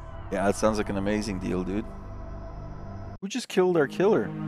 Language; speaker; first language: English; early bilingual, other home language; Russian